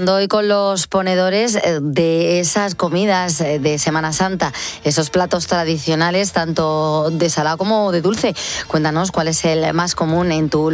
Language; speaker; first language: Spanish; native; Spanish